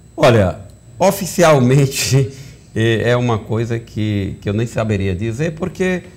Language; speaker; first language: Portuguese; native; Portuguese